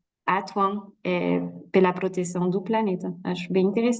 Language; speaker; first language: Portuguese; non-native, fluent; French